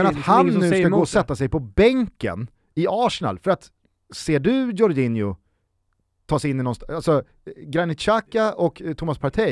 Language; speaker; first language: Swedish; native; Swedish